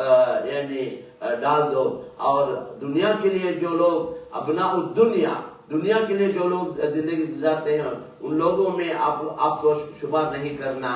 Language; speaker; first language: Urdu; non-native, fluent; Tamil